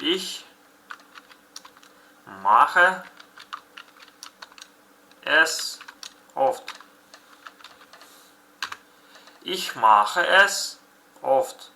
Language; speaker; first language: German; non-native, fluent; Uzbek